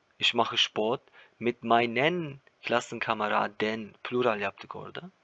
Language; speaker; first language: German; non-native, fluent; Turkish